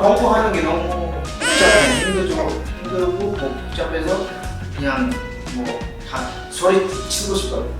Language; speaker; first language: Korean; non-native, learner; Indonesian